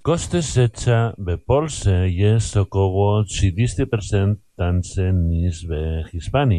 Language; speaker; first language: Polish; non-native, learner; Spanish